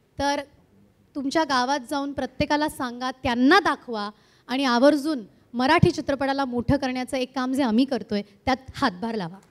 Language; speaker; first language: Marathi; native; Marathi